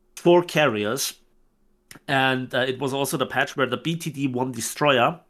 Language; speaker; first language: English; non-native, fluent; German